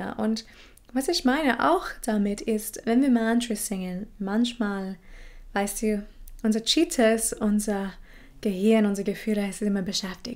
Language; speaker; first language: German; non-native, fluent; English